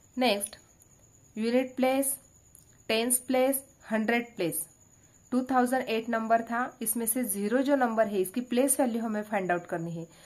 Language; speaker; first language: Hindi; non-native, local second language; Marathi